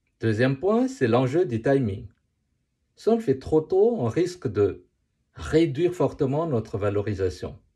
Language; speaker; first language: French; non-native, local second language; Malagasy